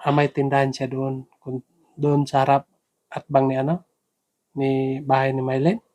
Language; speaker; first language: Filipino; non-native, local second language; Cebuano